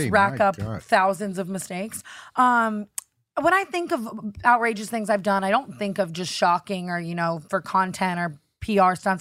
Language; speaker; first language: English; native; English